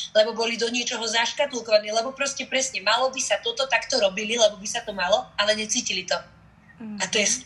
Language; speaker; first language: Slovak; native; Slovak